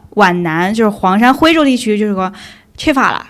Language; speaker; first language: Chinese; native; Chinese